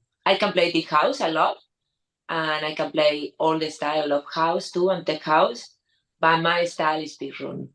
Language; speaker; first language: English; non-native, learner; Spanish